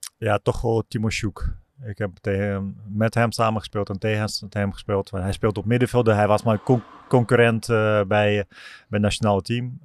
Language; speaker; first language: Dutch; non-native, fluent; Russian